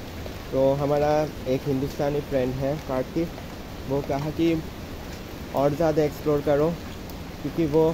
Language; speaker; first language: Hindi; non-native, learner; Bangla